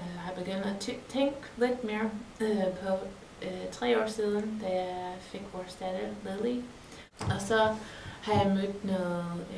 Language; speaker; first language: Danish; non-native, learner; English